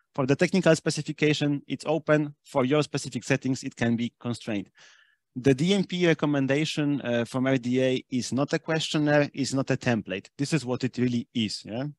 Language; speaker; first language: English; non-native, fluent; German